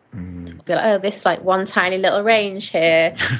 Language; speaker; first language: English; native; English